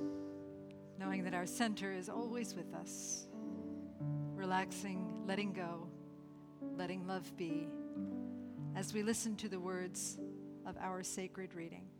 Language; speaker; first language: English; native; English